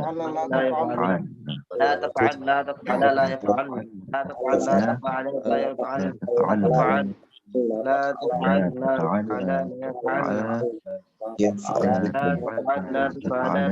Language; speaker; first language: Arabic; non-native, learner; Bangla